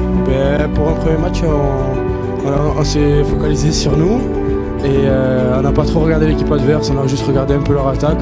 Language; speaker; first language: French; native; French